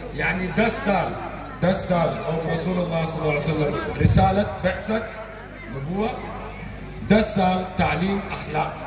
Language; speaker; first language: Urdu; non-native, learner; Arabic